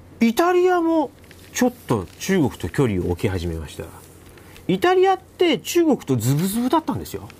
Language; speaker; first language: Japanese; native; Japanese